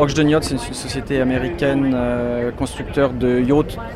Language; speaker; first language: French; native; French